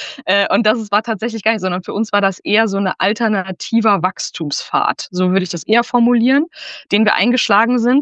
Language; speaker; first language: German; native; German